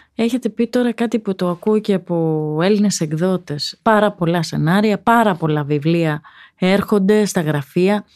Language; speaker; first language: Greek; native; Greek